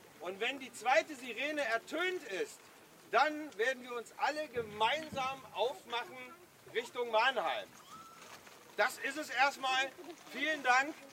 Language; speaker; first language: German; native; German